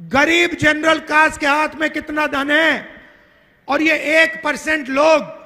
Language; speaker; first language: Hindi; native; Hindi